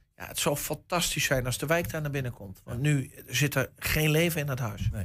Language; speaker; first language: Dutch; native; Dutch